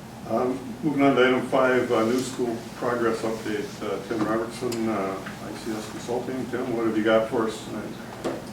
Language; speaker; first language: English; native; English